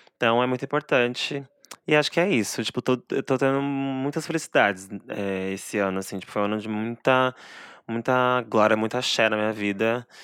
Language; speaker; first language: Portuguese; native; Portuguese